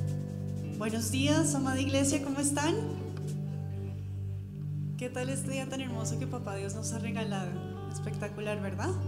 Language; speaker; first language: Spanish; native; Spanish